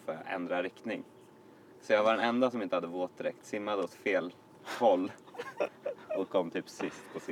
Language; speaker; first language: Swedish; native; Swedish